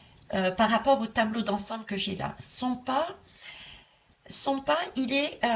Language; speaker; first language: French; native; French